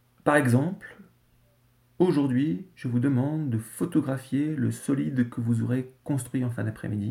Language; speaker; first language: French; native; French